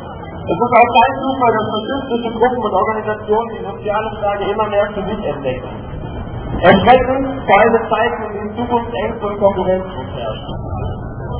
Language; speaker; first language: German; native; German